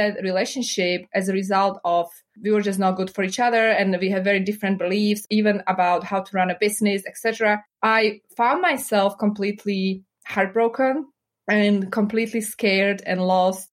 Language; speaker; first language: English; non-native, fluent; Slovak